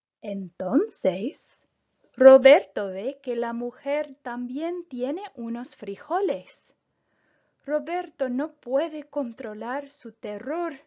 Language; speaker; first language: Spanish; non-native, fluent; English